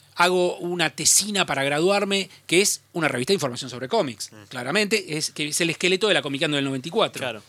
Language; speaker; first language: Spanish; native; Spanish